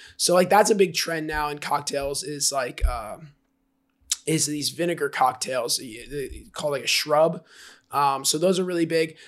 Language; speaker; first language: English; native; English